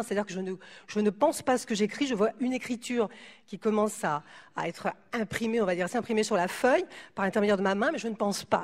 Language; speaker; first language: French; native; French